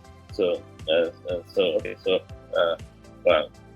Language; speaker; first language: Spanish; non-native, learner; English